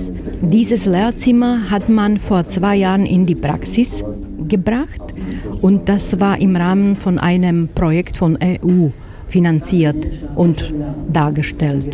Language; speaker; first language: German; non-native, fluent; Slovak